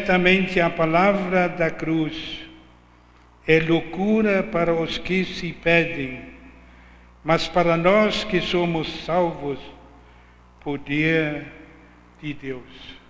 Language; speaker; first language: Portuguese; non-native, fluent; German